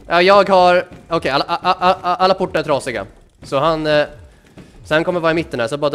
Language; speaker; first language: Swedish; native; Swedish